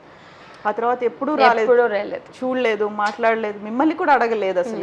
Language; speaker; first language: Telugu; native; Telugu